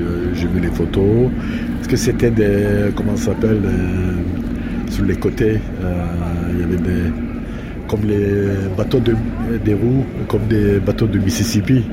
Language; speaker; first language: French; non-native, fluent; Turkish